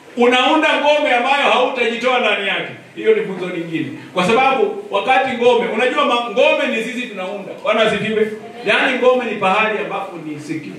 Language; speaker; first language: Swahili; non-native, local second language; Luyia